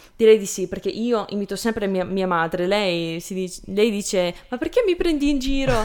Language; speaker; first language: Italian; non-native, fluent; English